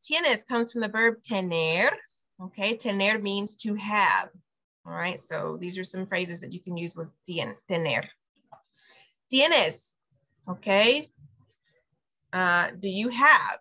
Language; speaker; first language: English; native; English